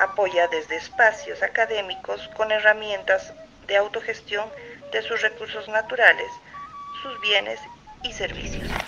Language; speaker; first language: Spanish; native; Spanish